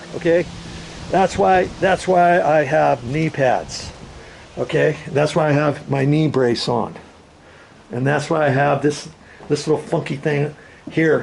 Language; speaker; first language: English; native; English